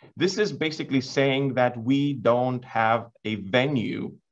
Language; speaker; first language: English; non-native, fluent; Lithuanian